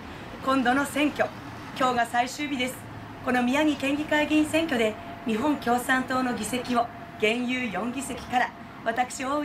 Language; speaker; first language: Japanese; native; Japanese